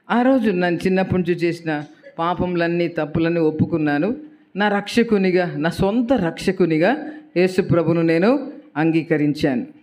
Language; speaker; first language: Telugu; native; Telugu